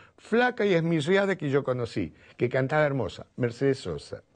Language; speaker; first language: Spanish; native; Spanish